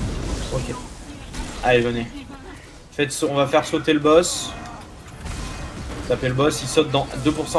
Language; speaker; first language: French; native; French